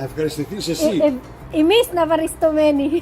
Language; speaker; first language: Greek; non-native, learner; Filipino